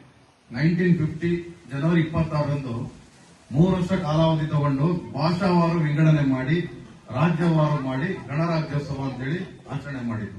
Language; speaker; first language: Kannada; native; Kannada